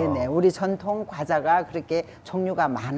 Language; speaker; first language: Korean; native; Korean